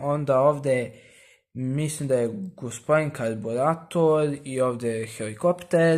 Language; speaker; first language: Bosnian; early bilingual, heritage; Bosnian